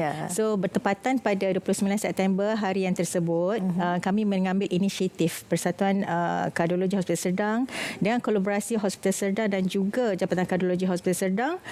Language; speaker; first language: Malay; native; Malay